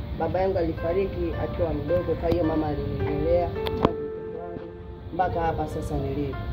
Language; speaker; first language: Swahili; non-native, local second language; Masai